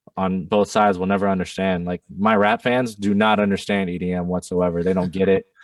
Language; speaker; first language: English; non-native, fluent; German